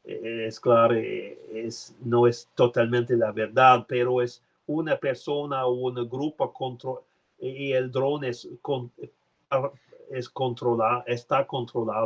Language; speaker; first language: Spanish; non-native, learner; French